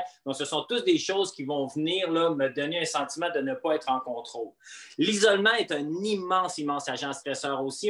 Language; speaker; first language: French; native; French